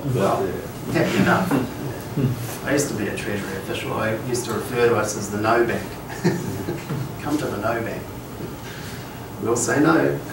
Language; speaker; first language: English; native; English